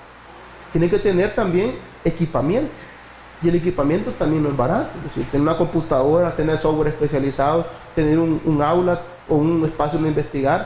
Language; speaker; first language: Spanish; native; Spanish